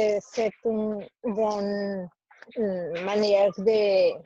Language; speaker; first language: French; non-native, learner; Spanish